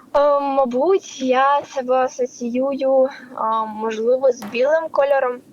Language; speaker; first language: Ukrainian; native; Ukrainian